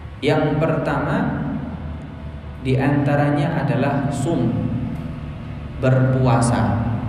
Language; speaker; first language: Indonesian; native; Indonesian